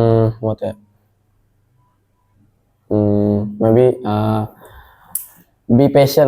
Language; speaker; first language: English; non-native, learner; Indonesian